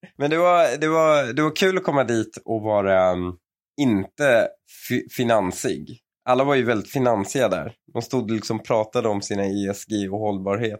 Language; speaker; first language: Swedish; early bilingual, other home language; Persian